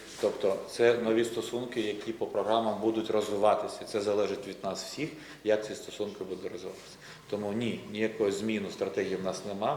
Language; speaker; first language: Ukrainian; native; Ukrainian